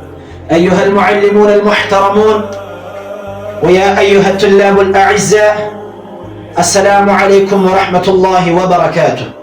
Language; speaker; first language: Arabic; non-native, learner; Urdu